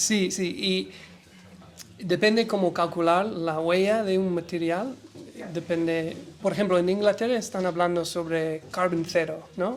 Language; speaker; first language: Spanish; non-native, learner; English